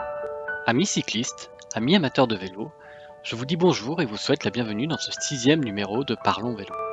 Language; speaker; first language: French; native; French